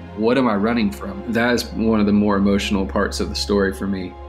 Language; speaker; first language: English; native; English